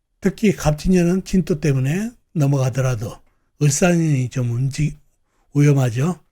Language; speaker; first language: Korean; native; Korean